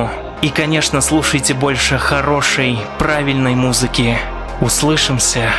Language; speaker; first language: Russian; native; Russian